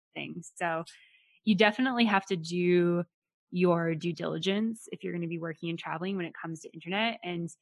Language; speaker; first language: English; native; English